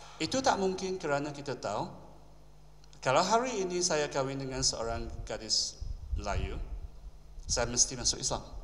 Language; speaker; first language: Malay; non-native, local second language; Chinese